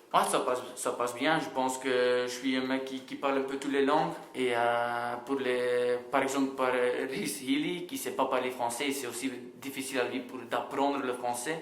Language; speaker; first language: French; non-native, local second language; Dutch